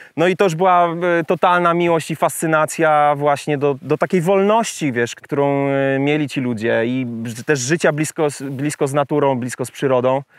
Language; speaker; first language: Polish; native; Polish